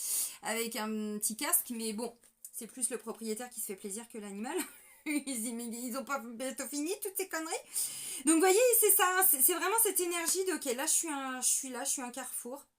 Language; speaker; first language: French; native; French